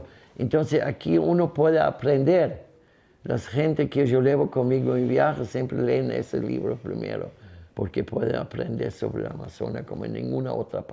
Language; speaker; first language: Spanish; non-native, fluent; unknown